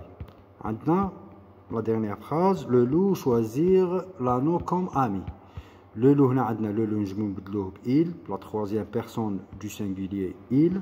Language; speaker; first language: French; non-native, local second language; Arabic